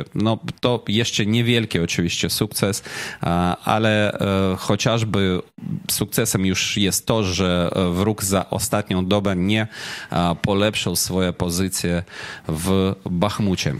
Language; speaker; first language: Polish; non-native, fluent; Ukrainian